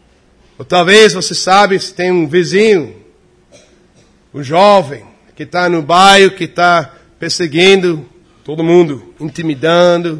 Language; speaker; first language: Portuguese; non-native, fluent; English